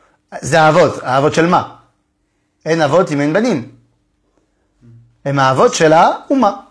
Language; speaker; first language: Hebrew; non-native, fluent; French